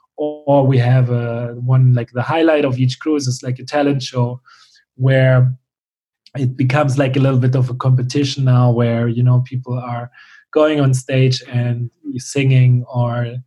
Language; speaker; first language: English; non-native, fluent; German